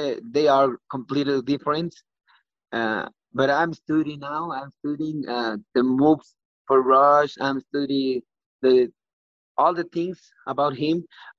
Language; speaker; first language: English; non-native, learner; Spanish